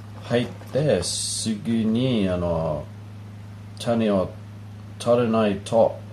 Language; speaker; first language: Japanese; non-native, learner; English